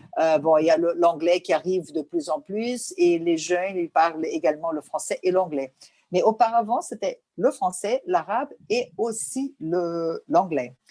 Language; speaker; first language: French; non-native, fluent; Portuguese